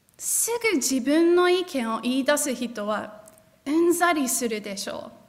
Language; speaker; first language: Japanese; non-native, fluent; English